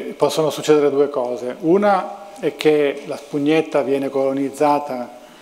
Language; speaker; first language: Italian; native; Italian